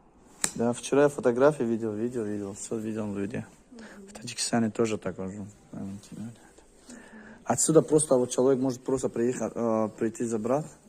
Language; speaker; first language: Russian; non-native, fluent; Tajik